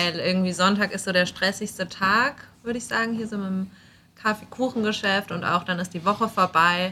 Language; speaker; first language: German; native; German